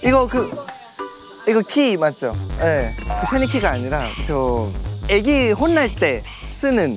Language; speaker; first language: Korean; non-native, fluent; Thai